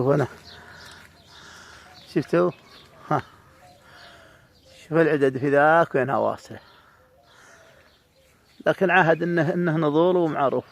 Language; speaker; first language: Arabic; native; Arabic